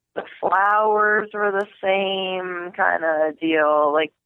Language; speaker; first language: English; native; English